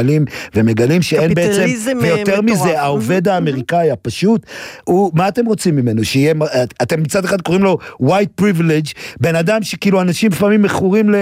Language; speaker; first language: Hebrew; native; Hebrew